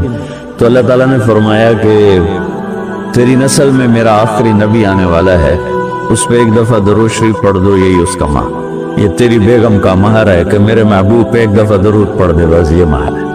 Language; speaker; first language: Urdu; non-native, local second language; Saraiki